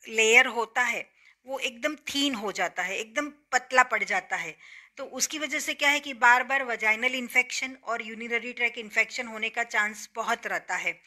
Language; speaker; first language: Hindi; non-native, local second language; Gujarati